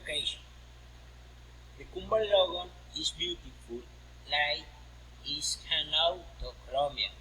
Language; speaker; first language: English; non-native, learner; Spanish